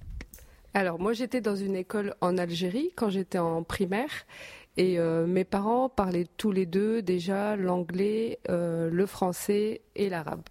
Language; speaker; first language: French; non-native, local second language; Arabic